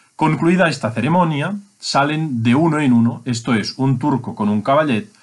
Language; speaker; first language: Spanish; non-native, local second language; Catalan